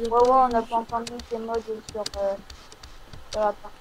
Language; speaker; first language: French; native; French